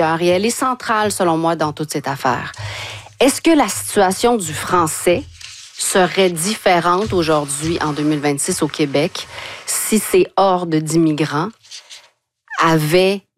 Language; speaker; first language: French; native; French